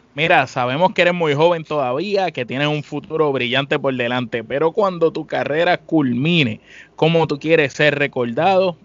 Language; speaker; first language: Spanish; native; Spanish